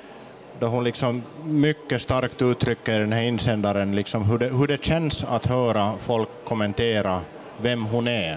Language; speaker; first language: Swedish; native; Swedish